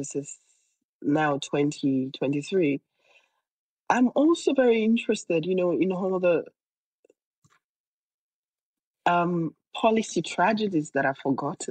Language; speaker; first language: English; non-native, local second language; Yoruba